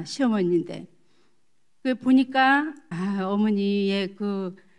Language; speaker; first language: Korean; native; Korean